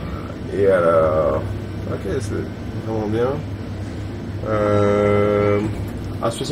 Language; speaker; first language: French; native; French